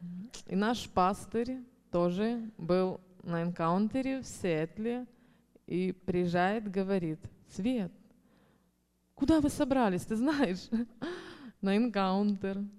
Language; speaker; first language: Russian; native; Russian